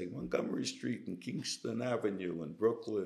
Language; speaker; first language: English; early bilingual, other home language; Yiddish